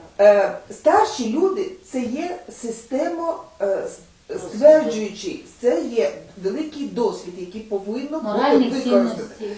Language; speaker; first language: Ukrainian; native; Ukrainian